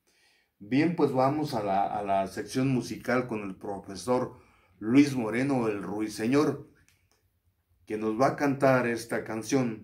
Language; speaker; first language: Spanish; native; Spanish